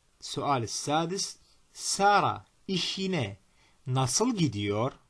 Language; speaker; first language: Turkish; non-native, fluent; Arabic